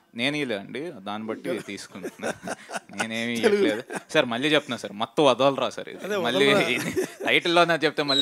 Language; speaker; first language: Telugu; native; Telugu